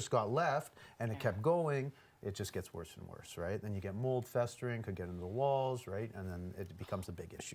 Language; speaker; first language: English; native; English